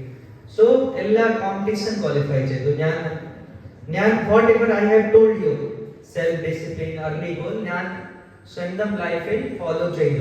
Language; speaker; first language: Malayalam; non-native, learner; Hindi